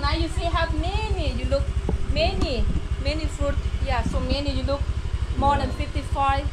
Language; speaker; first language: English; non-native, learner; Thai